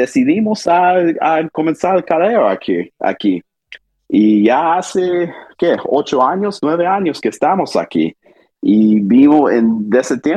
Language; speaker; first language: Spanish; early bilingual, heritage; Spanish